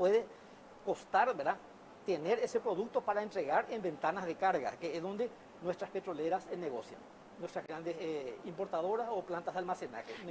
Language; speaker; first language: Spanish; native; Spanish